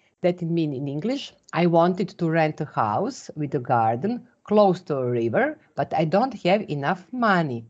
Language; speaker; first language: English; non-native, fluent; Serbian